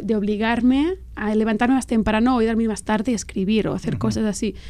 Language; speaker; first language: Spanish; non-native, local second language; Catalan